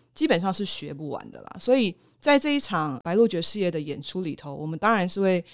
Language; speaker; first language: Chinese; native; Chinese